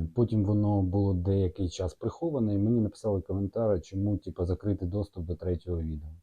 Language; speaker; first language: Ukrainian; non-native, local second language; Russian